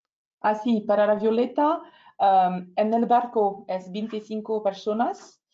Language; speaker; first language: Spanish; non-native, fluent; French